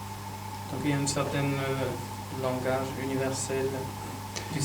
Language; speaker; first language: French; non-native, fluent; German